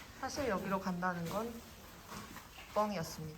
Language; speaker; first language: Korean; native; Korean